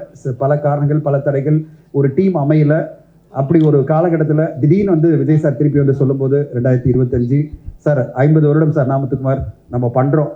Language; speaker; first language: Tamil; native; Tamil